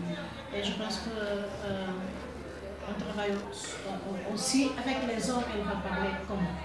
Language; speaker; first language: French; non-native, fluent; Portuguese